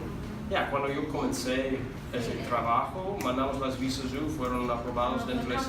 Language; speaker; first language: Spanish; non-native, fluent; English